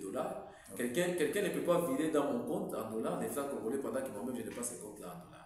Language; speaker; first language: French; non-native, local second language; Swahili